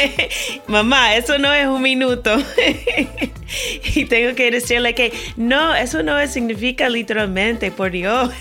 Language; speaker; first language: Spanish; non-native, fluent; English